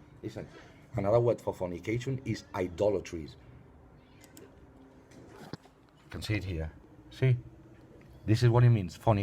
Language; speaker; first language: English; non-native, fluent; Spanish